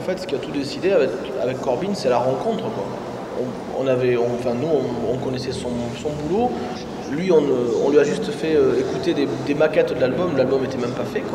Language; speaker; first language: French; native; French